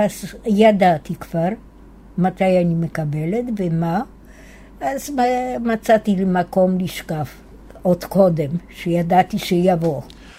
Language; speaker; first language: Hebrew; non-native, fluent; Yiddish